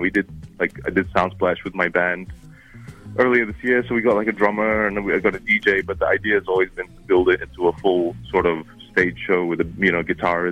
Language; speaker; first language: English; non-native, local second language; Arabic